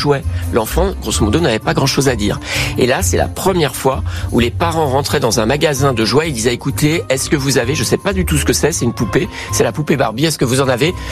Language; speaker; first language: French; native; French